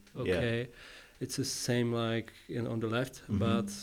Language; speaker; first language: English; non-native, learner; Czech